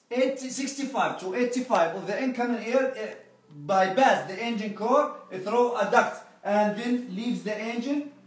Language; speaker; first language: English; non-native, fluent; Arabic